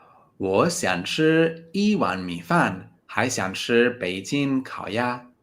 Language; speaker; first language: Chinese; non-native, learner; English